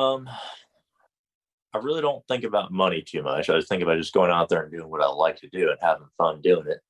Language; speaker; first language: English; native; English